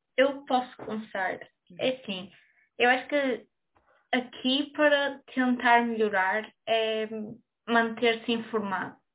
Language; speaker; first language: Portuguese; native; Portuguese